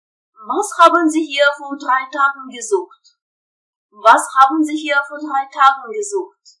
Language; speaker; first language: German; non-native, fluent; Russian